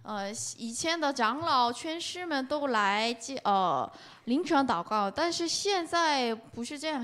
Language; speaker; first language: Chinese; non-native, learner; Korean